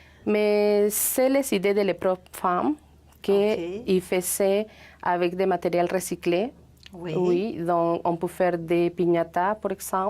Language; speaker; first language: French; non-native, fluent; Spanish